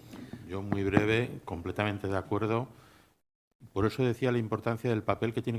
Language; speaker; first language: Spanish; native; Spanish